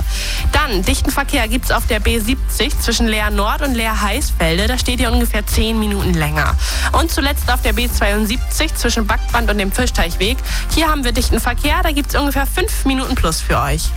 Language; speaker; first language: German; native; German